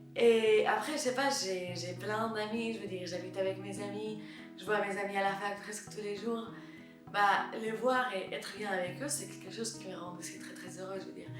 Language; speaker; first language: French; non-native, fluent; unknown